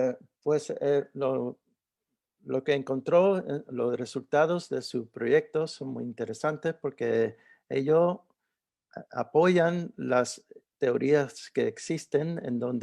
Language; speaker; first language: Spanish; early bilingual, heritage; Spanish